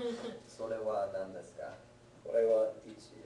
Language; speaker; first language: Japanese; non-native, learner; English